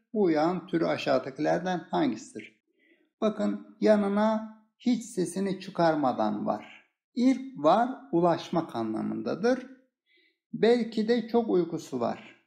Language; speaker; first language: Turkish; native; Turkish